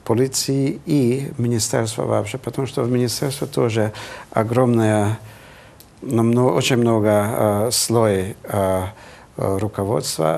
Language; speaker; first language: Russian; non-native, fluent; Hungarian